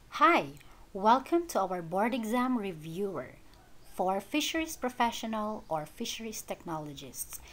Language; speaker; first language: English; non-native, local second language; Filipino